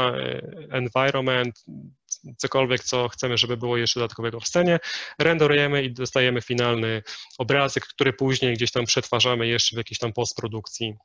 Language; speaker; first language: Polish; native; Polish